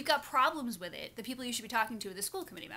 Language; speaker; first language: English; native; English